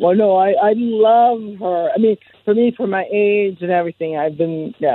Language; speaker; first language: English; non-native, fluent; Spanish